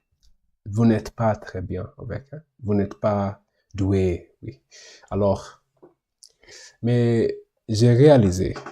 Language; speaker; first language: French; non-native, learner; English